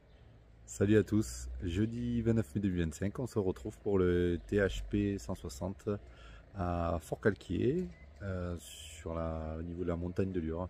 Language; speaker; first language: French; native; French